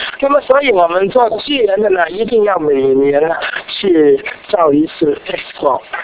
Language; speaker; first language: Chinese; non-native, local second language; Cantonese